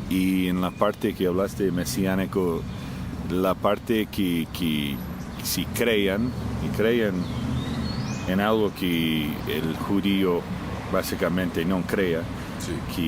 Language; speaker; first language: Spanish; non-native, fluent; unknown